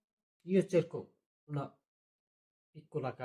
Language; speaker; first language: Italian; non-native, fluent; Bangla